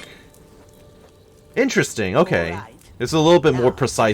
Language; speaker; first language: English; native; English